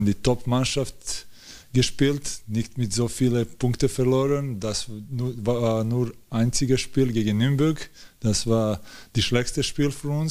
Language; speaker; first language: German; non-native, learner; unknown